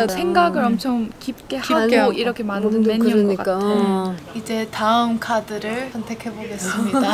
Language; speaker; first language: Korean; early bilingual, heritage; English